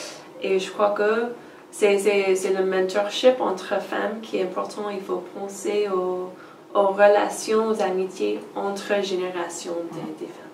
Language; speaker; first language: French; non-native, fluent; English